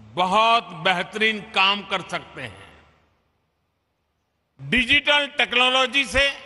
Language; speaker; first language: Hindi; non-native, local second language; Gujarati